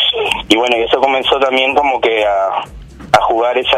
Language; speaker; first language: Spanish; native; Spanish